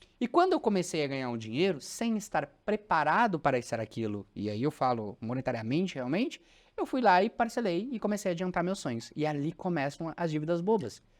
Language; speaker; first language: Portuguese; native; Portuguese